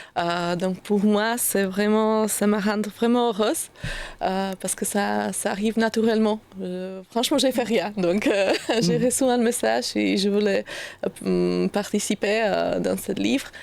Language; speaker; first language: French; non-native, learner; Slovak